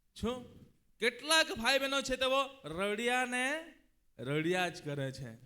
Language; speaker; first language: Gujarati; non-native, local second language; Gamit